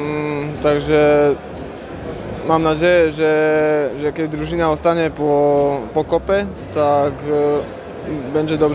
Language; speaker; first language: Polish; non-native, learner; Slovak